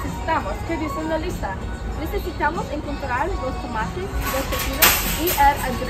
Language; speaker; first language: Spanish; non-native, learner; English